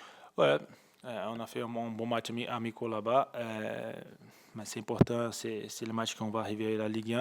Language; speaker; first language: French; non-native, fluent; Portuguese